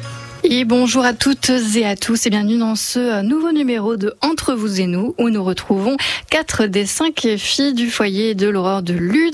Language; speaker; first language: French; native; French